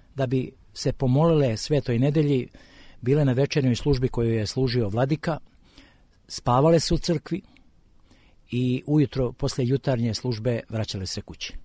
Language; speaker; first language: Croatian; native; Croatian